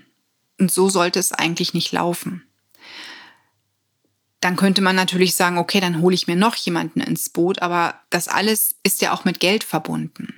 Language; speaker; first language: German; native; German